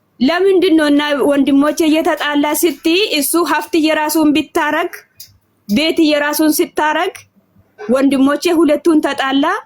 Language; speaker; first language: Amharic; non-native, local second language; Oromo